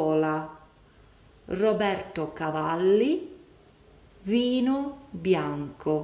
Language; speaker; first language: Italian; non-native, fluent; Latvian